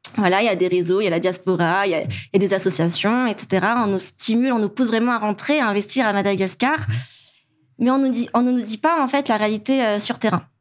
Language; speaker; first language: French; non-native, local second language; Malagasy